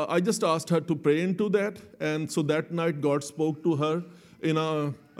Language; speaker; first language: English; non-native, local second language; Urdu